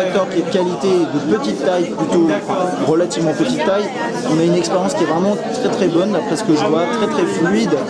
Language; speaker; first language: French; native; French